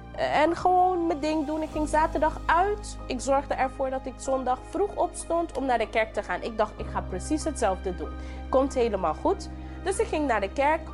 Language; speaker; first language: Dutch; non-native, local second language; English